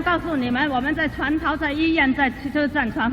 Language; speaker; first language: Chinese; native; Chinese